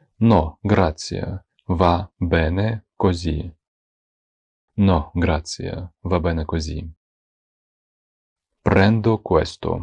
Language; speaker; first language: Italian; non-native, fluent; Ukrainian